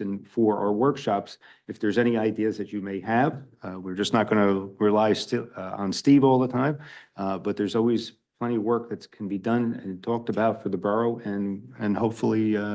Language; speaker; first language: English; native; English